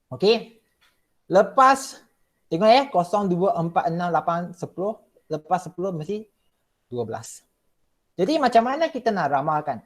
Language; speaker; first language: Malay; non-native, local second language; Chinese